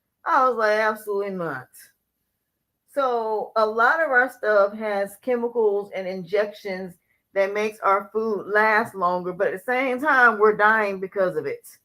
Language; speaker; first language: English; native; English